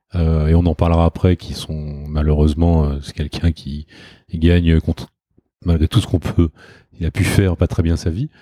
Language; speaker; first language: French; native; French